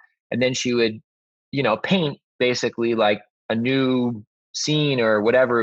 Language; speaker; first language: English; native; English